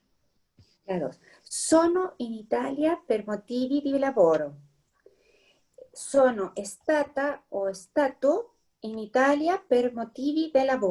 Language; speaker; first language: Italian; non-native, learner; Spanish